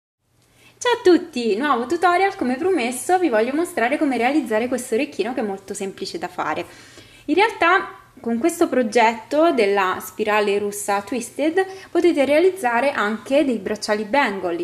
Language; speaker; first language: Italian; native; Italian